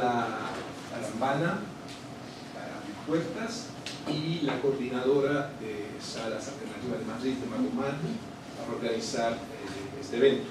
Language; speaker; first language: Spanish; non-native, fluent; Italian